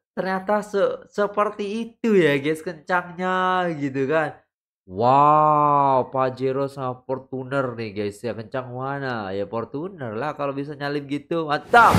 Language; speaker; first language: Indonesian; native; Indonesian